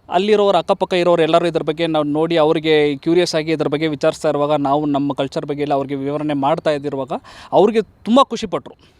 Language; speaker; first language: Kannada; non-native, local second language; Tamil